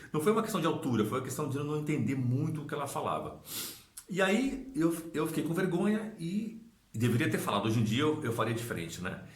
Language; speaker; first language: Portuguese; native; Portuguese